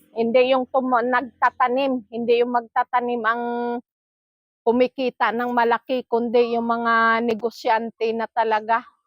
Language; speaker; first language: Filipino; non-native, local second language; Cebuano